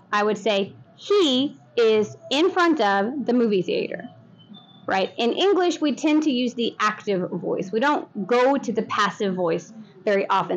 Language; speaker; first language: English; native; English